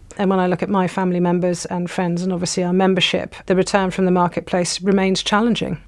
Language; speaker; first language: English; native; English